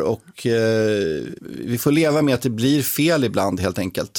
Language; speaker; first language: Swedish; native; Swedish